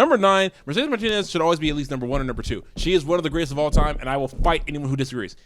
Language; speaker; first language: English; native; English